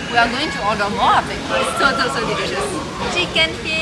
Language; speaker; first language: English; non-native, fluent; French